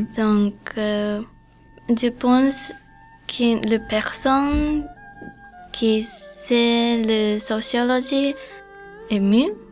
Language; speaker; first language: French; non-native, learner; Japanese